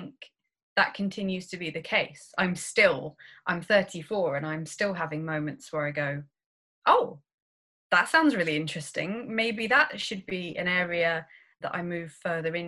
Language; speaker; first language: English; native; English